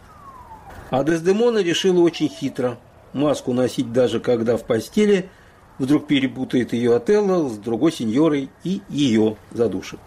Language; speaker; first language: Russian; native; Russian